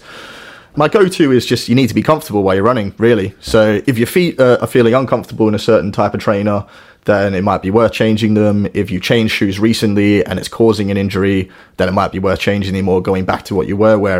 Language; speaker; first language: English; native; English